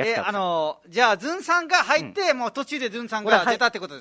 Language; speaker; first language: Japanese; non-native, fluent; Nepali